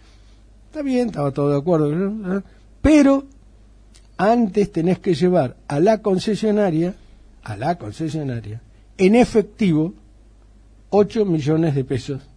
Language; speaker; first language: Spanish; native; Spanish